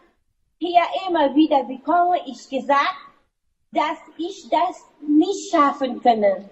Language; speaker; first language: German; non-native, learner; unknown